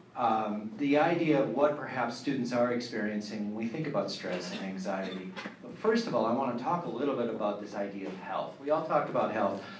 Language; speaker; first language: English; native; English